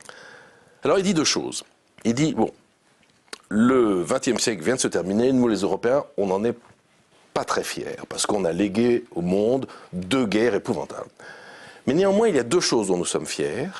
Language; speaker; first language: French; native; French